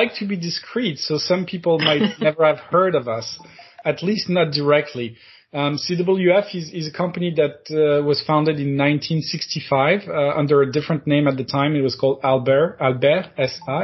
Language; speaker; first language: English; non-native, fluent; French